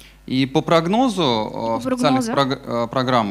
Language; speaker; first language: Russian; native; Russian